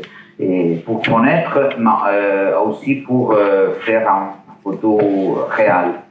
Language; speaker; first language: French; non-native, learner; Italian